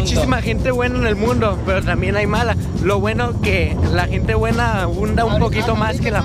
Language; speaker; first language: Spanish; native; Spanish